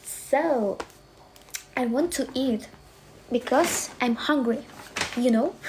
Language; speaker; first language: English; non-native, learner; Russian